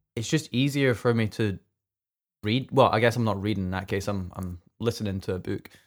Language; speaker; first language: English; native; English